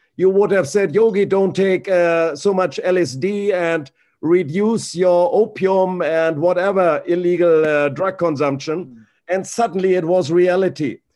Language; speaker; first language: English; non-native, fluent; German